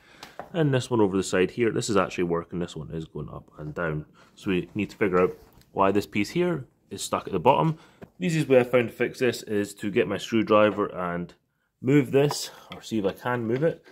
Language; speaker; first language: English; native; English